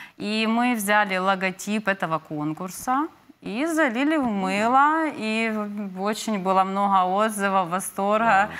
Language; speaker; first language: Russian; native; Russian